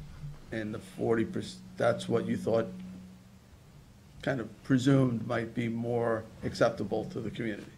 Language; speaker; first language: English; native; English